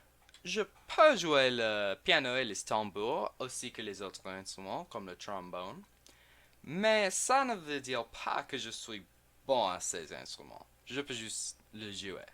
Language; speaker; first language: French; non-native, learner; English